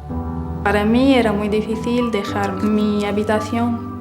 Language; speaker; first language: Spanish; non-native, fluent; Arabic